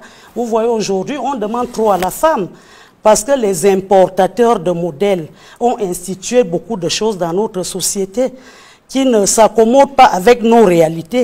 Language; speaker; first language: French; non-native, local second language; Fang